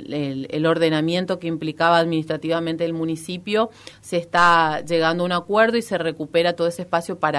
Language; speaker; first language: Spanish; native; Spanish